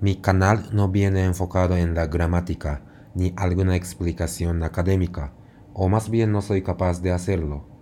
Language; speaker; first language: Spanish; non-native, fluent; Japanese